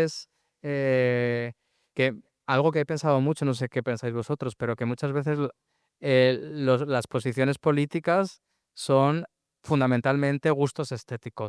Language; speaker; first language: Spanish; native; Spanish